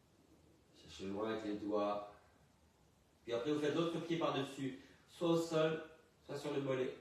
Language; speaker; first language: French; native; French